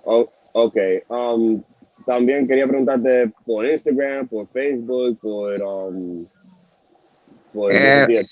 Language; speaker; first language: Spanish; early bilingual, heritage; Spanish